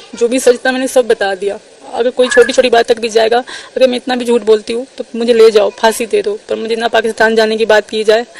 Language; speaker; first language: Urdu; non-native, local second language; Sindhi